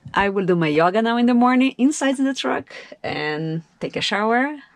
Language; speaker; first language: English; non-native, fluent; Portuguese